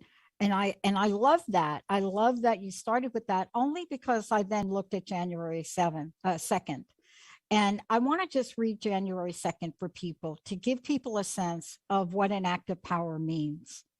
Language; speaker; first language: English; native; English